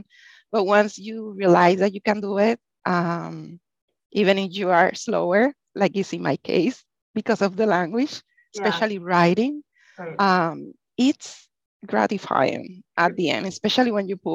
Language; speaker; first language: English; non-native, fluent; Spanish